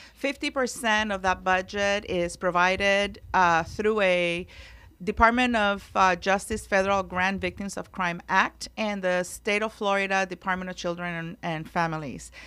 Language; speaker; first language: English; non-native, local second language; Spanish